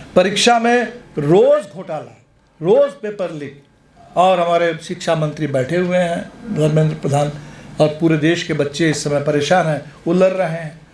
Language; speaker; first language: Hindi; non-native, local second language; Bangla